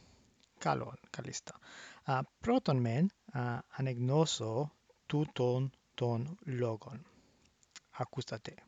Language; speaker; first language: Greek; non-native, fluent; English